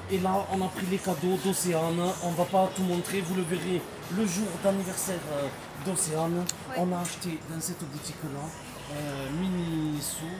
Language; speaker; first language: French; native; French